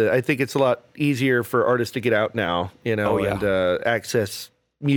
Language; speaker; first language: English; native; English